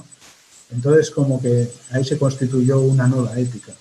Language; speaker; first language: Spanish; native; Spanish